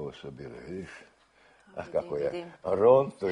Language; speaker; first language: Serbian; early bilingual, heritage; Croatian